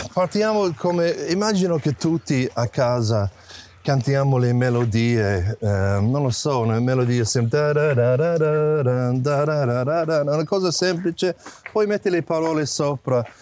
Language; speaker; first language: Italian; non-native, fluent; English